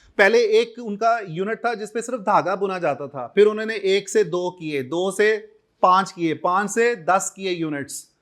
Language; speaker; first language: Urdu; non-native, local second language; Punjabi